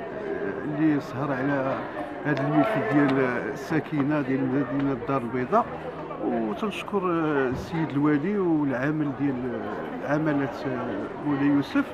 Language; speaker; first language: Arabic; native; Arabic